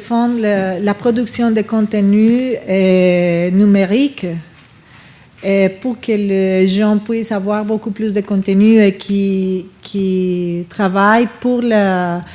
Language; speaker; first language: French; non-native, fluent; Spanish